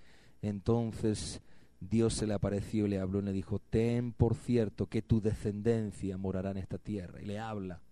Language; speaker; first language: Spanish; native; Spanish